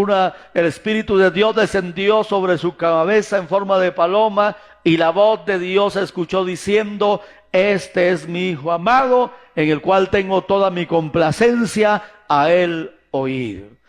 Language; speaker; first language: Spanish; native; Spanish